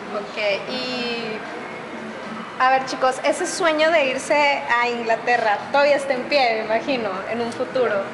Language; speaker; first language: Spanish; native; Spanish